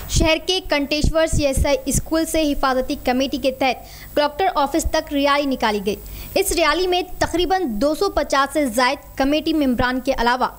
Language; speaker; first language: Urdu; native; Urdu